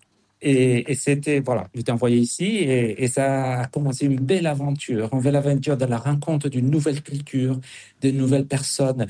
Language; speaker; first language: French; non-native, fluent; Spanish